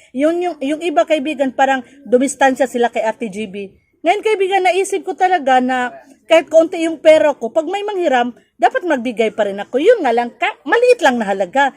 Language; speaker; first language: Filipino; non-native, local second language; Cebuano